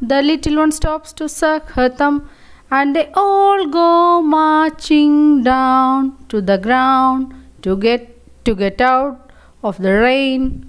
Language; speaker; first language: English; non-native, local second language; Malayalam